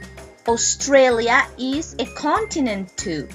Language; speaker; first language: English; non-native, fluent; Spanish